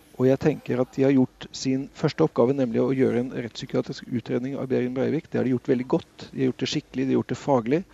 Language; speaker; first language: Norwegian; native; Norwegian